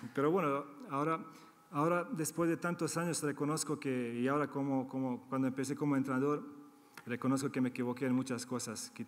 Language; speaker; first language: Spanish; non-native, fluent; Serbian